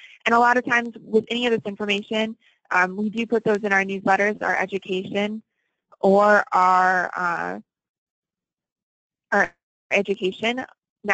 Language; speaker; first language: English; native; English